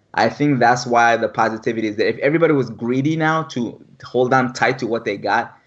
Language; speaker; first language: English; early bilingual, other home language; French